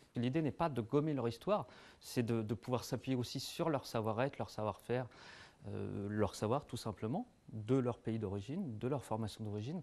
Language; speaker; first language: French; native; French